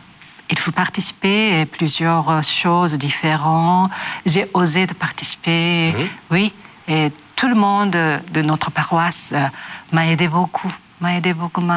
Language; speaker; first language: French; non-native, learner; Japanese